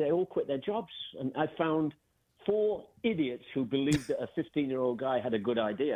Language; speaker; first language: English; native; English